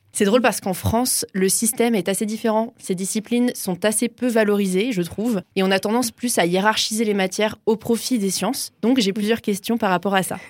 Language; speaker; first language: French; native; French